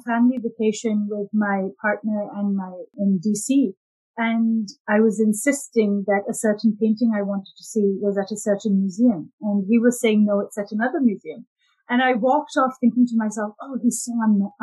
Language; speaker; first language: English; non-native, local second language; Urdu